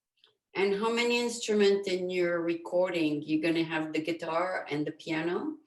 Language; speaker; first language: English; non-native, fluent; French